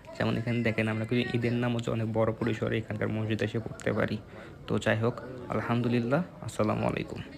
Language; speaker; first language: Bangla; native; Bangla